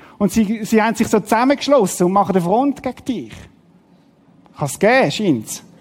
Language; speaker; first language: German; native; German